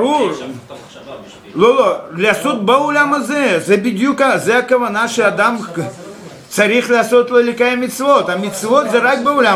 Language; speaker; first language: Hebrew; non-native, fluent; Russian